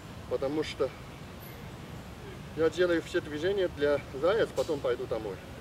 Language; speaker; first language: Russian; non-native, learner; Chinese